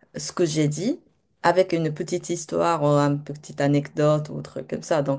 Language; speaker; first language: French; non-native, fluent; Japanese